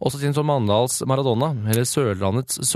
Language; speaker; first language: Norwegian; native; Norwegian